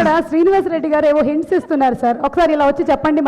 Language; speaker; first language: Telugu; native; Telugu